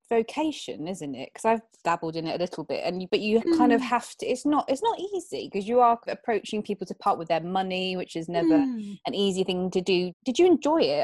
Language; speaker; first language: English; native; English